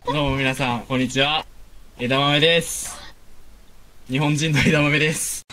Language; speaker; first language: Japanese; native; Japanese